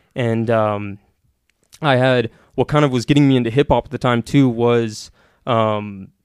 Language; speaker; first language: English; native; English